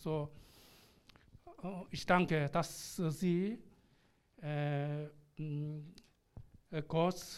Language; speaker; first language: German; non-native, learner; Korean